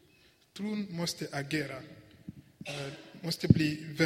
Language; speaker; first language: Swedish; non-native, fluent; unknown